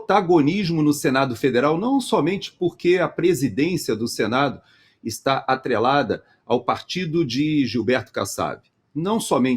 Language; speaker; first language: Portuguese; native; Portuguese